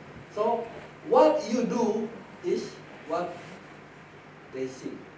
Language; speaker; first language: English; non-native, fluent; Indonesian